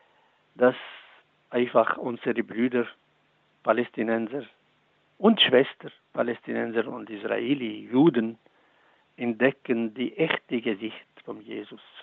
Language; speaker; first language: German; non-native, fluent; Arabic